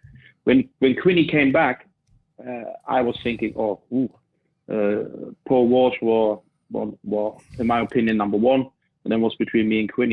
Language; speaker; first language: English; non-native, fluent; German